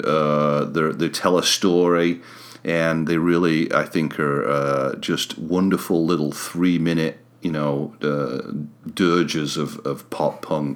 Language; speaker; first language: English; native; English